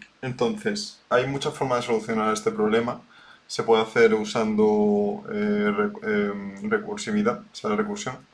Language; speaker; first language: Spanish; native; Spanish